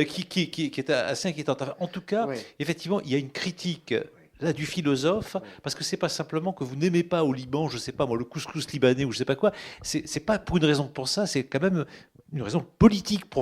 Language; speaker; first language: French; native; French